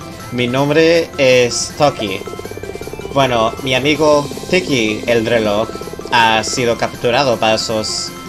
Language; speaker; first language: Spanish; non-native, learner; English